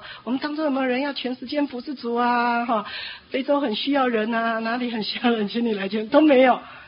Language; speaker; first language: Chinese; native; Chinese